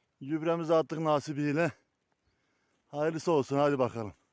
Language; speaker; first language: Turkish; native; Turkish